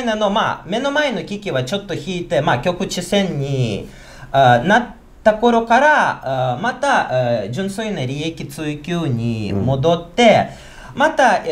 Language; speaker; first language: Japanese; non-native, fluent; Ukrainian